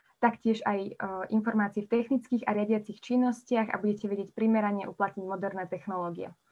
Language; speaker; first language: Slovak; native; Slovak